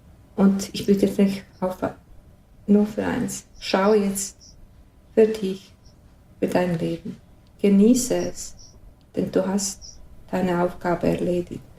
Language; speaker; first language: German; non-native, fluent; Bosnian